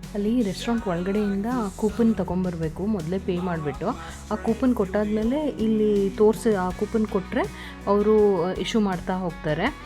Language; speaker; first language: Kannada; native; Kannada